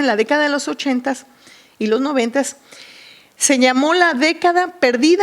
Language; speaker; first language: Spanish; native; Spanish